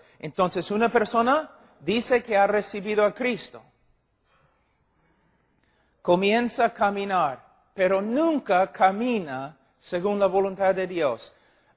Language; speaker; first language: Spanish; non-native, fluent; English